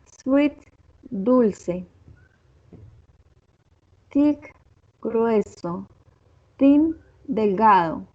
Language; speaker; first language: English; non-native, learner; Spanish